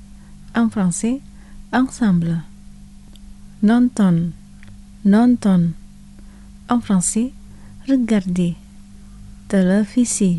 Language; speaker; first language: French; non-native, fluent; Indonesian